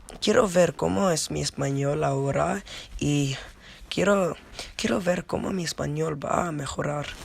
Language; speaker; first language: Spanish; non-native, learner; English